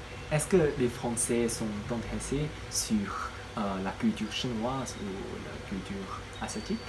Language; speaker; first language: French; non-native, learner; Chinese